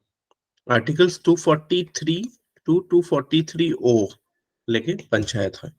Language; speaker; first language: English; non-native, local second language; Assamese